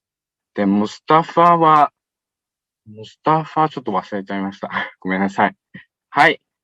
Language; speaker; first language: Japanese; non-native, fluent; Uyghur